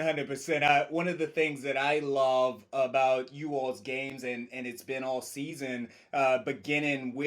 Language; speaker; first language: English; native; English